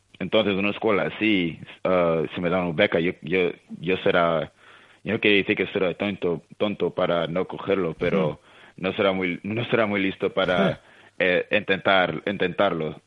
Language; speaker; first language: Spanish; early bilingual, heritage; Spanish